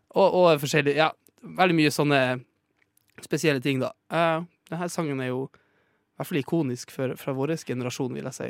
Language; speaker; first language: Norwegian; native; Norwegian